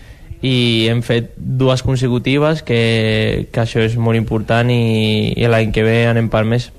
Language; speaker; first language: Catalan; non-native, local second language; Spanish